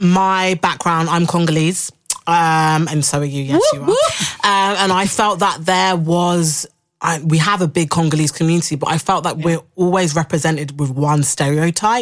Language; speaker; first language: English; native; English